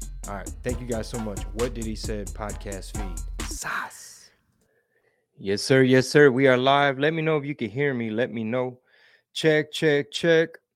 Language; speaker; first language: English; early bilingual, other home language; Spanish